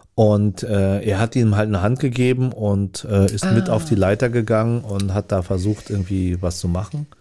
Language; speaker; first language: German; early bilingual, other home language; Vietnamese